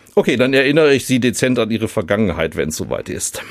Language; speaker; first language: German; native; German